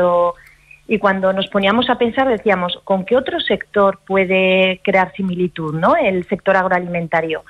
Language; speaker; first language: Spanish; native; Spanish